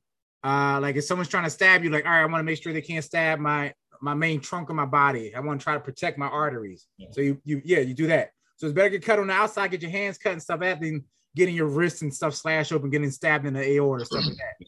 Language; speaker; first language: English; native; English